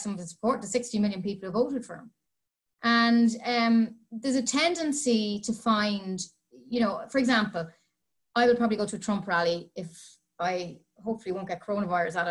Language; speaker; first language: English; native; English